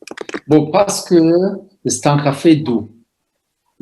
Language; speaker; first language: French; non-native, local second language; Rundi